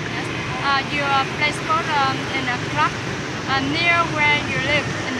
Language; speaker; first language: English; non-native, learner; Vietnamese